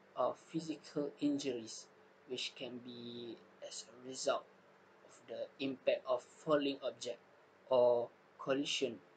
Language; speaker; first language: English; non-native, local second language; Malay